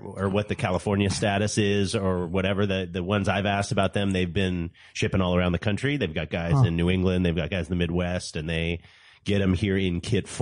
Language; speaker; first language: English; native; English